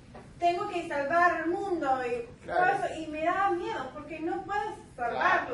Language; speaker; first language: Spanish; non-native, learner; English